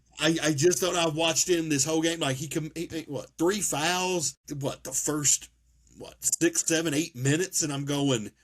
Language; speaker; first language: English; native; English